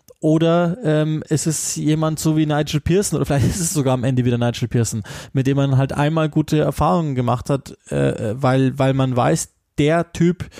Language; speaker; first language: German; native; German